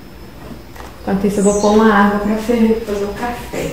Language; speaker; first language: Portuguese; native; Portuguese